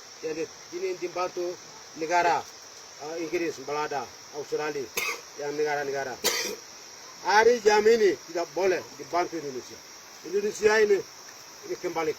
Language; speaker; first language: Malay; non-native, local second language; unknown